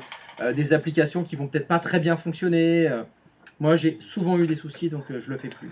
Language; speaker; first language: French; native; French